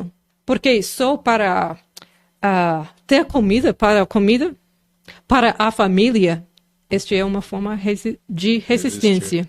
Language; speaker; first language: Portuguese; non-native, fluent; English